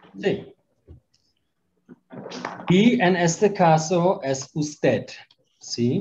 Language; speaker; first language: Spanish; non-native, fluent; German